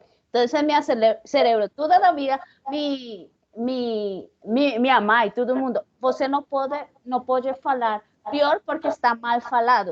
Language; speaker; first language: Portuguese; non-native, learner; Spanish